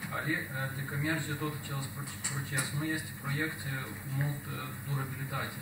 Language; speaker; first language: Romanian; non-native, local second language; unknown